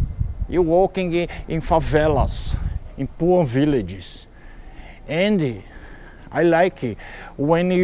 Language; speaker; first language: English; non-native, learner; Portuguese